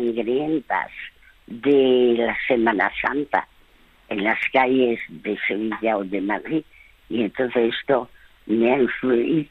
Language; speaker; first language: Spanish; early bilingual, other home language; French